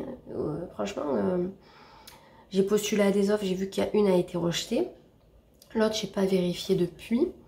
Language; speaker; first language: French; native; French